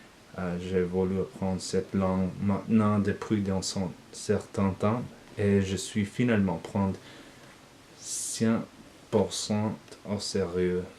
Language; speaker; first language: French; non-native, learner; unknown